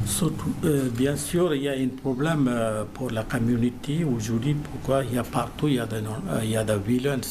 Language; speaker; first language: French; non-native, learner; Malayalam